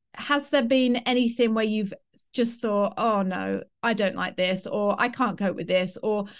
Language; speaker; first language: English; native; English